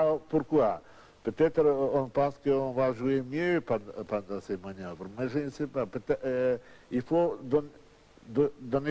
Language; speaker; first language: French; non-native, learner; Russian